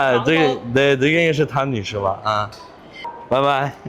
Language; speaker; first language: Chinese; non-native, fluent; Azerbaijani